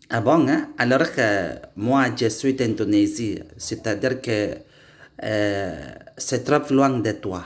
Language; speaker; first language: French; non-native, learner; Indonesian